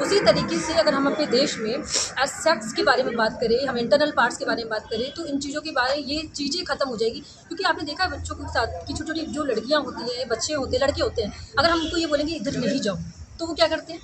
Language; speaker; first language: Hindi; native; Hindi